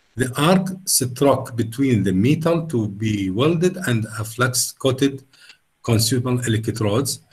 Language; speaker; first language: English; non-native, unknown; Arabic